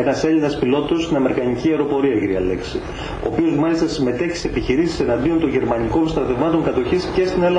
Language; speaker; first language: Greek; native; Greek